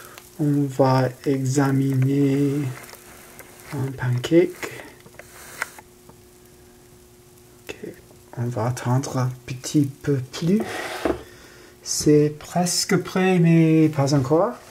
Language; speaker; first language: French; non-native, learner; English